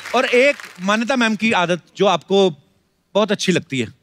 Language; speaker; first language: Hindi; native; Hindi